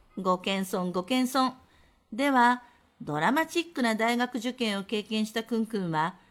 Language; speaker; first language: Japanese; native; Japanese